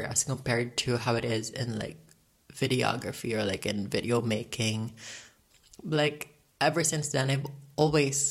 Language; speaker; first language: English; non-native, local second language; Cebuano